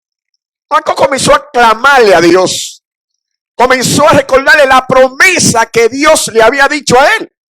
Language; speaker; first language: Spanish; native; Spanish